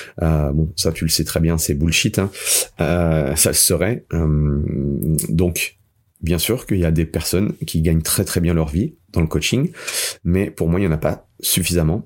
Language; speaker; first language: French; native; French